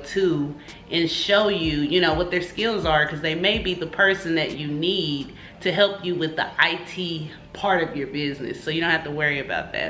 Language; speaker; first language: English; native; English